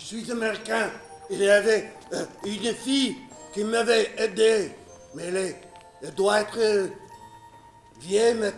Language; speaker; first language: French; non-native, fluent; English